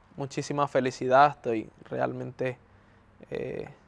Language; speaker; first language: Spanish; native; Spanish